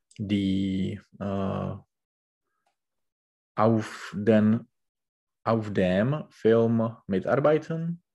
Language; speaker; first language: German; non-native, learner; Czech